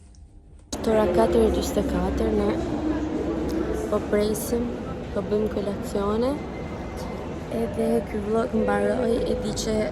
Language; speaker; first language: Albanian; early bilingual, heritage; Albanian